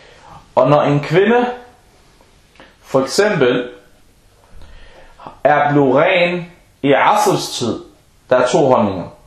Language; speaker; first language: Danish; non-native, local second language; Arabic